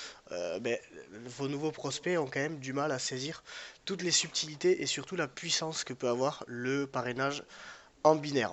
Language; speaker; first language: French; native; French